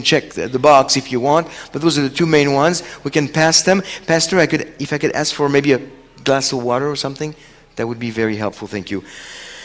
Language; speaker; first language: English; non-native, fluent; French